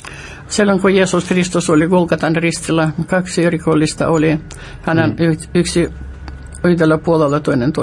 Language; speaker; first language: Finnish; non-native, fluent; Russian